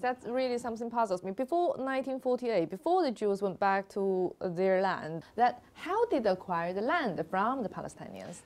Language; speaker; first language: English; non-native, fluent; Chinese